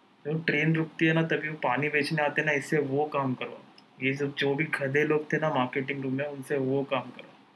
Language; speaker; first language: Hindi; native; Hindi